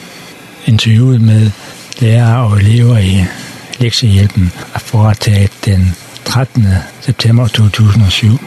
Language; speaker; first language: Danish; native; Danish